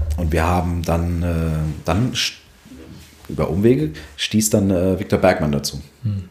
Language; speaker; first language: German; early bilingual, other home language; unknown